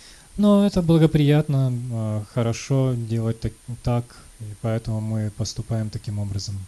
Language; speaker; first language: Russian; native; Russian